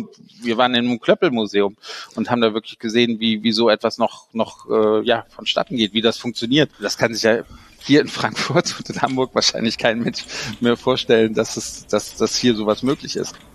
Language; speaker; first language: German; native; German